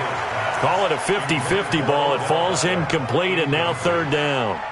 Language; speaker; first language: English; native; English